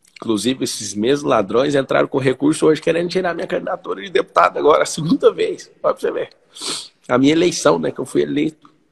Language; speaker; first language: Portuguese; native; Portuguese